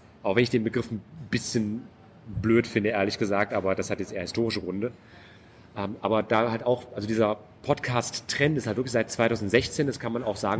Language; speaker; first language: German; native; German